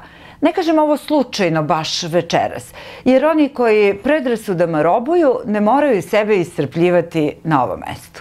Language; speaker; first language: Serbian; native; Serbian